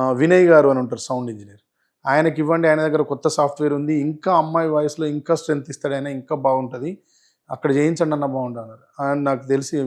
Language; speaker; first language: Telugu; native; Telugu